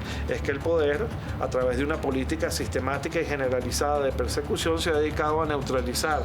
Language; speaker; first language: Spanish; native; Spanish